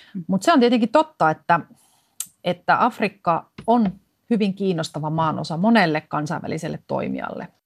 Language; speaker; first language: Finnish; native; Finnish